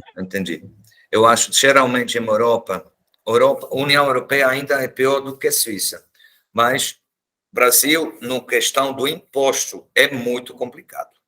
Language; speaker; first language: Portuguese; non-native, fluent; German